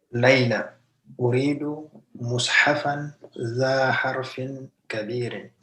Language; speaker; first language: Arabic; non-native, learner; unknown